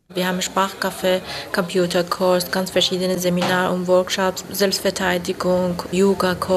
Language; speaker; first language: German; non-native, fluent; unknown